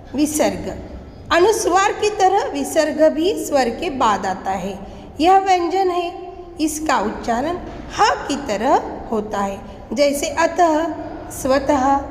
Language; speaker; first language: Hindi; non-native, local second language; Marathi